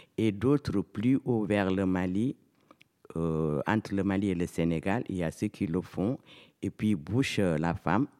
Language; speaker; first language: French; non-native, local second language; Fula